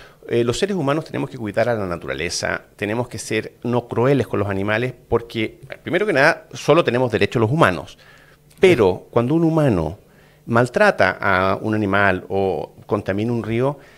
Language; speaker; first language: Spanish; native; Spanish